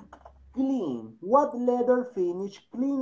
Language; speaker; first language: English; non-native, fluent; Spanish